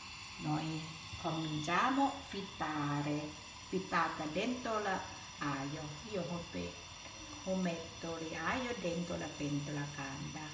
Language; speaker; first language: Italian; non-native, learner; Thai